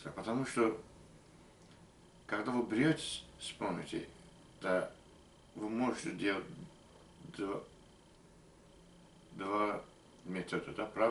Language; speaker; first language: Russian; non-native, learner; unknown